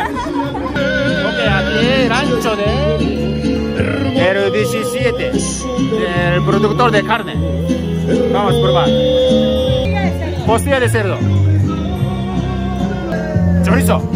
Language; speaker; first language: Spanish; non-native, learner; Japanese